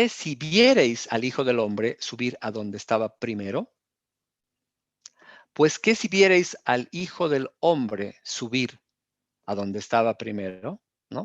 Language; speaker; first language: Spanish; native; Spanish